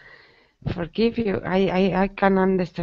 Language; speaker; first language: English; non-native, learner; Spanish